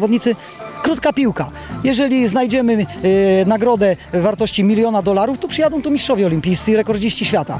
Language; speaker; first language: Polish; native; Polish